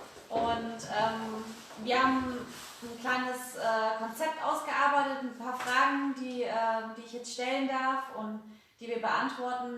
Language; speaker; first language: German; native; German